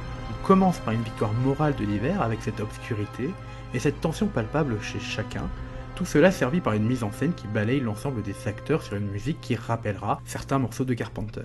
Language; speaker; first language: French; native; French